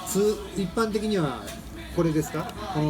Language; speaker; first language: Japanese; native; Japanese